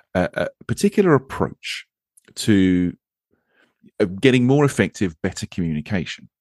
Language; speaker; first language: English; native; English